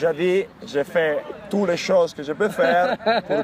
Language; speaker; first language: French; non-native, learner; Italian